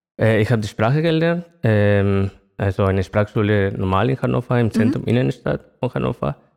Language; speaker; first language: German; non-native, fluent; Spanish